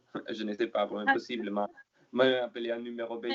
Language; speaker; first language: French; non-native, learner; Italian